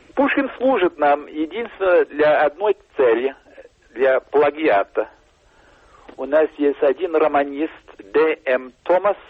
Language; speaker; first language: Russian; non-native, fluent; English